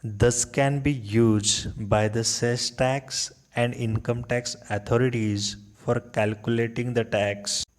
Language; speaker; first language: English; non-native, local second language; Marathi